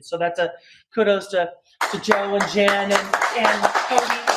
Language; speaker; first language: English; native; English